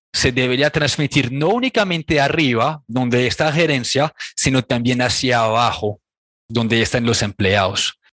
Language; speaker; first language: Spanish; non-native, fluent; French